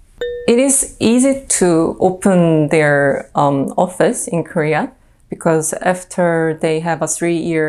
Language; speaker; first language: English; non-native, fluent; Korean